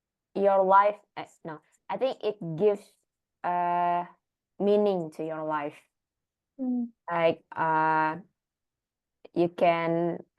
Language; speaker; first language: English; non-native, learner; Indonesian